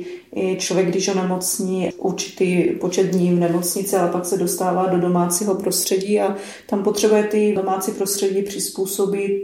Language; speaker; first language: Czech; native; Czech